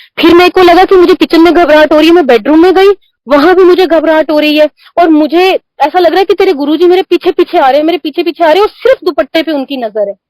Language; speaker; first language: Hindi; non-native, local second language; Punjabi